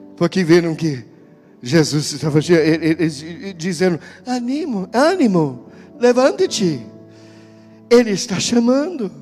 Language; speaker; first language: Portuguese; non-native, fluent; English